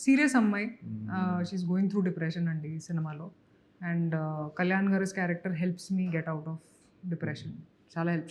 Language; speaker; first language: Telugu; non-native, local second language; Hindi